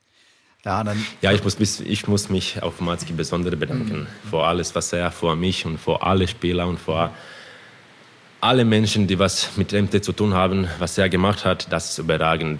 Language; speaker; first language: German; non-native, fluent; Croatian